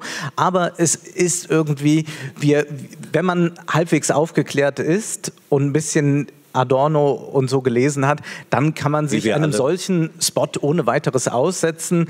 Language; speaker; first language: German; native; German